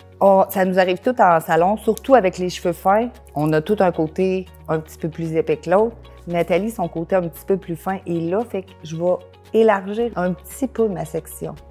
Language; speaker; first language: French; native; French